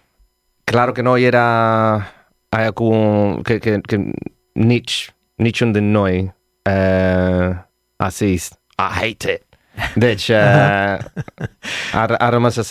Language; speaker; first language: Romanian; non-native, learner; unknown